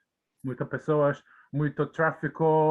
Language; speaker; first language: Portuguese; non-native, learner; Maltese